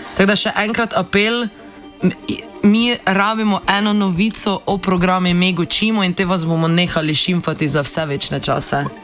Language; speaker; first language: Slovenian; native; Slovenian